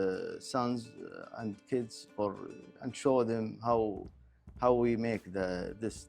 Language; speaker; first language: English; non-native, local second language; Arabic